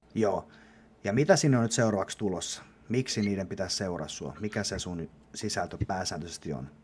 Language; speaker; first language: Finnish; native; Finnish